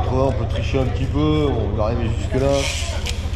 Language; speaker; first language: French; native; French